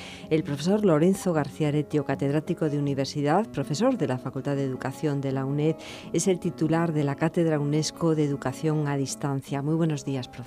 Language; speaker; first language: Spanish; native; Spanish